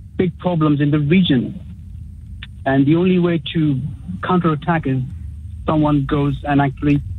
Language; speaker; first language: English; early bilingual, other home language; Urdu